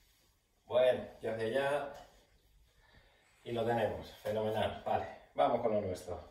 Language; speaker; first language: Spanish; native; Spanish